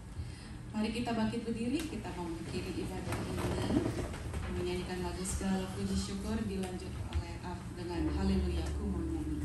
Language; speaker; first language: Indonesian; native; Indonesian